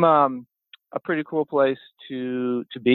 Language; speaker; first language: English; native; English